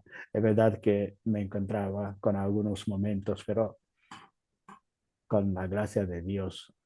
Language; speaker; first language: Spanish; non-native, learner; Igbo